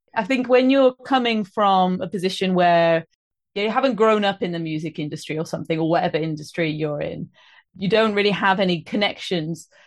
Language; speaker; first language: English; native; English